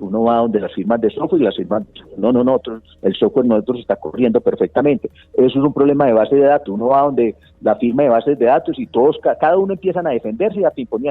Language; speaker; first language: Spanish; native; Spanish